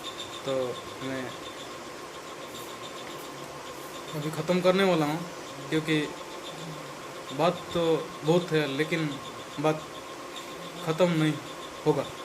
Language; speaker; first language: Hindi; non-native, local second language; Santali